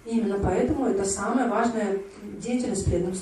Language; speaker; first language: Russian; native; Russian